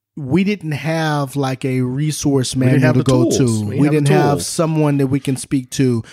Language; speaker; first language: English; native; English